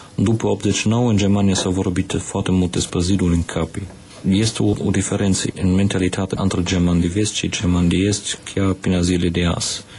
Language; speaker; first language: Romanian; non-native, fluent; German